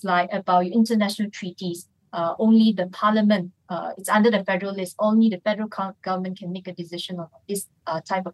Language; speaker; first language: English; non-native, local second language; Chinese